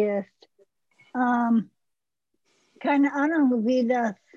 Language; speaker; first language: German; early bilingual, heritage; English